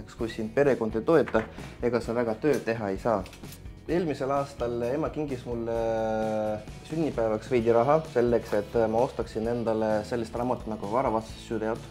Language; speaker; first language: Estonian; non-native, local second language; Russian